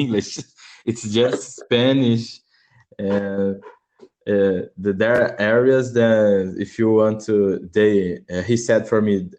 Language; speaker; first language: English; non-native, learner; Portuguese